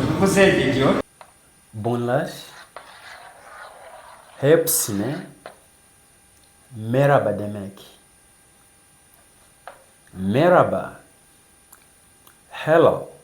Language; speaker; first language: Turkish; non-native, fluent; English